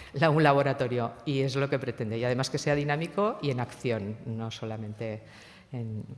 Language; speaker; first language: Spanish; non-native, local second language; Catalan